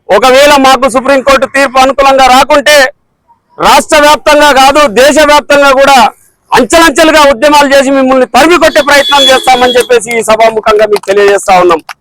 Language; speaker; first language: Telugu; non-native, local second language; Lambadi